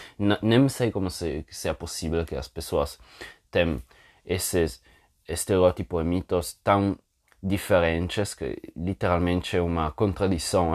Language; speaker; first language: Portuguese; non-native, fluent; Italian